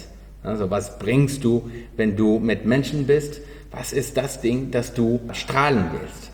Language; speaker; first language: German; non-native, learner; Spanish